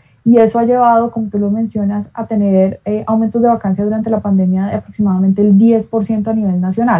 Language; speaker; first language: Spanish; native; Spanish